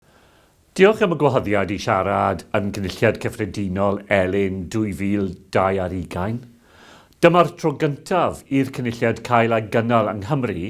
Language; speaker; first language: Welsh; non-native, local second language; English